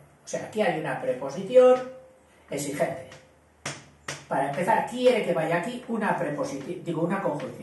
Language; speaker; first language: Spanish; native; Spanish